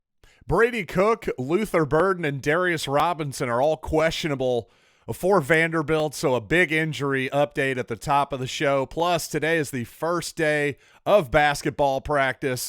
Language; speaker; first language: English; native; English